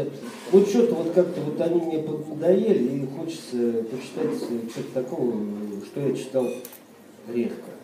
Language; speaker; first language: Russian; native; Russian